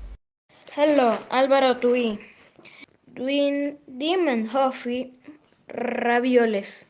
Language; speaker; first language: Welsh; non-native, learner; Spanish